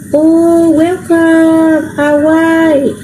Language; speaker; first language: English; non-native, learner; Vietnamese